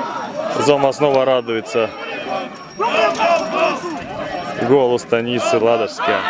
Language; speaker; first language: Russian; native; Russian